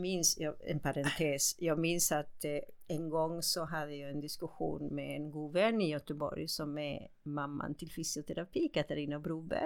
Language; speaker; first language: Swedish; non-native, fluent; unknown